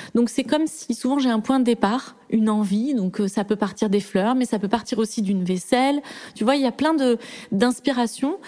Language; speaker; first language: French; native; French